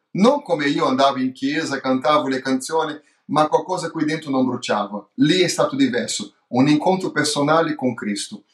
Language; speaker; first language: Italian; non-native, fluent; Portuguese